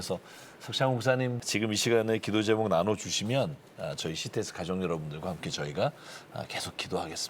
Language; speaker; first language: Korean; native; Korean